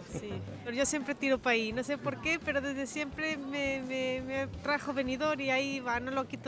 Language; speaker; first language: Spanish; native; Spanish